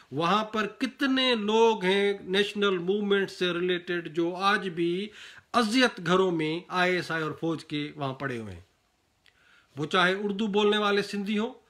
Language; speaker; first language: Urdu; non-native, local second language; Sindhi